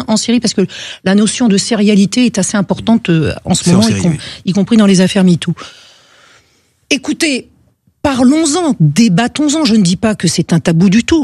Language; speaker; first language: French; native; French